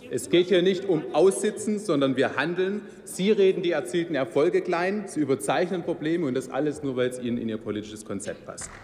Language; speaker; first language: German; native; German